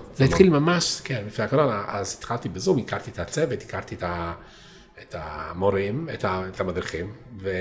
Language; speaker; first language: Hebrew; non-native, fluent; Italian